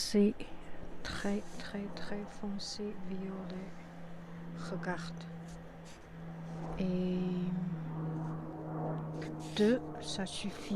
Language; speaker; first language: French; non-native, fluent; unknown